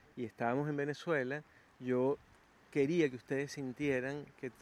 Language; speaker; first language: Spanish; native; Spanish